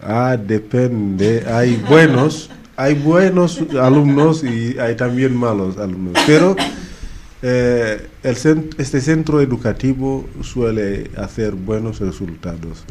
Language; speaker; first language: Spanish; non-native, fluent; Wolof